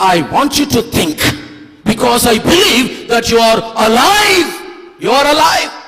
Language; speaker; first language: English; non-native, local second language; Telugu